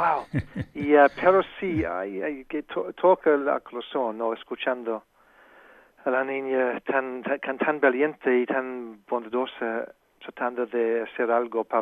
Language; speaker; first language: Spanish; non-native, fluent; English